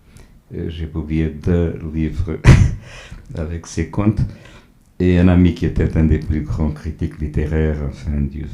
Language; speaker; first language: French; non-native, fluent; Portuguese